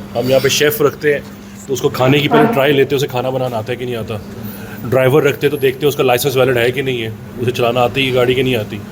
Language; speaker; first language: Urdu; native; Urdu